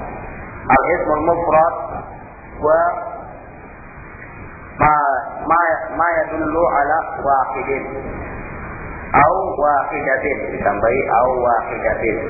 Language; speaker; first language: Arabic; non-native, learner; Indonesian